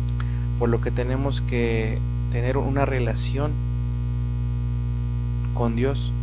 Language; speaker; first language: Spanish; native; Spanish